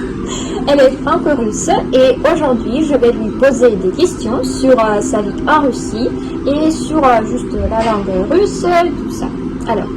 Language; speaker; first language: French; non-native, fluent; Russian